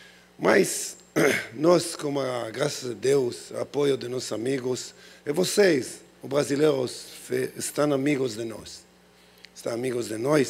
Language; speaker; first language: Portuguese; non-native, learner; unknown